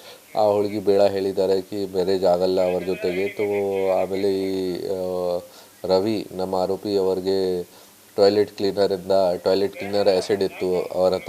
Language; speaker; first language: Kannada; non-native, fluent; Hindi